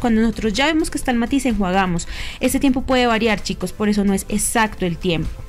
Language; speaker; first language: Spanish; native; Spanish